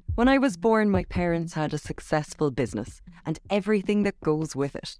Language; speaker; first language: English; native; English